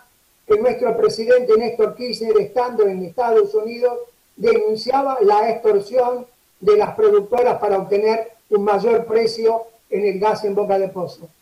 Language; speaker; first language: Spanish; native; Spanish